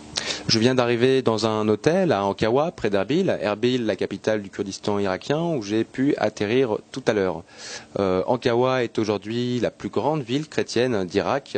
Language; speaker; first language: French; native; French